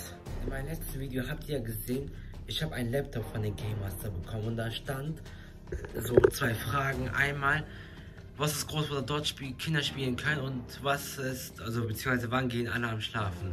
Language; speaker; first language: German; early bilingual, other home language; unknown